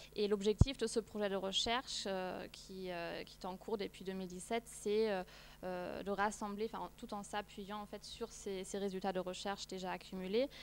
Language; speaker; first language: French; non-native, fluent; German